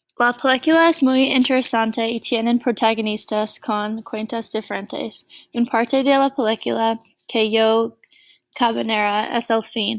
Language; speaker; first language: Spanish; non-native, learner; English